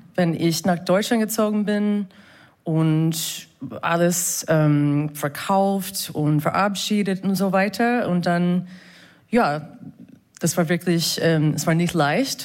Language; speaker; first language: German; non-native, fluent; English